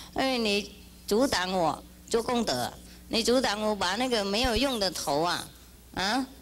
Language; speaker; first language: Chinese; non-native, fluent; Vietnamese